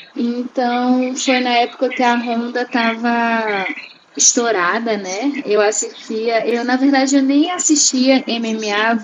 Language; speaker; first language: Portuguese; native; Portuguese